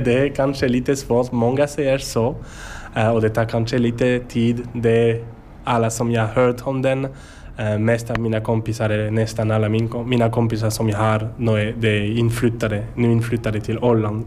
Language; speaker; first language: Swedish; non-native, learner; French